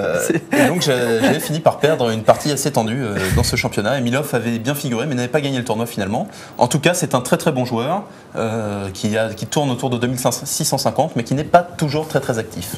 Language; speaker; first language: French; native; French